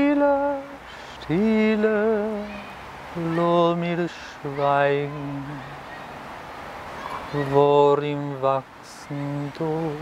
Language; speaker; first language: German; non-native, fluent; Hebrew